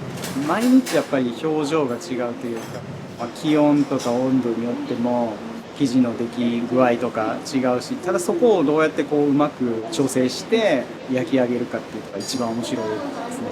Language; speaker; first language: Japanese; native; Japanese